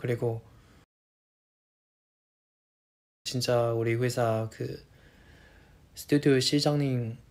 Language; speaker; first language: Korean; non-native, fluent; Chinese